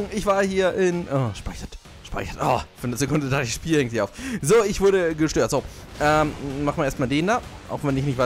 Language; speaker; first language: German; native; German